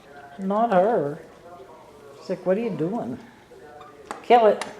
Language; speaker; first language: English; native; English